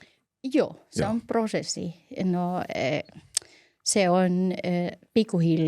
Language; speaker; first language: Finnish; non-native, learner; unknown